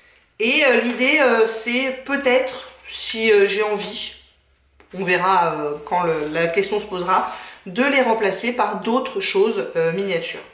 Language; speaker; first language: French; native; French